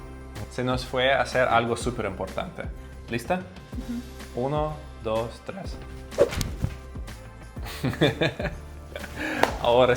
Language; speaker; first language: Spanish; non-native, fluent; Russian